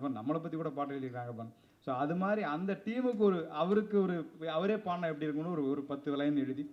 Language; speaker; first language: Tamil; native; Tamil